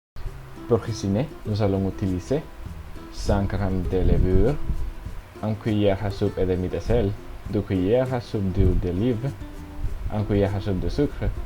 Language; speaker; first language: French; non-native, learner; Spanish